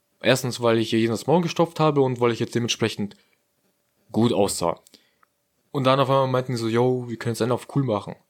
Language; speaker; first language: German; early bilingual, other home language; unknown